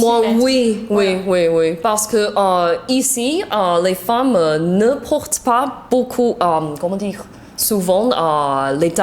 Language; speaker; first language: French; non-native, learner; Chinese